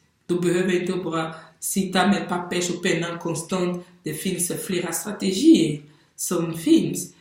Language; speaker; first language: Swedish; non-native, fluent; French